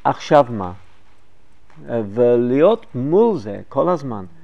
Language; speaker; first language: Hebrew; non-native, fluent; English